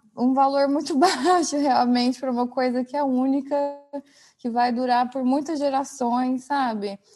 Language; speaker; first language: Portuguese; native; Portuguese